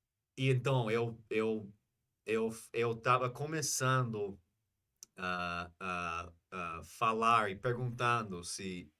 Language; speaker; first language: Portuguese; non-native, fluent; English